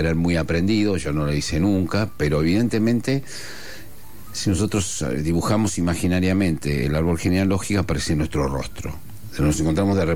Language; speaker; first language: Spanish; non-native, local second language; Asturian